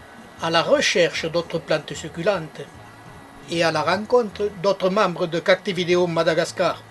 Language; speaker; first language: French; native; French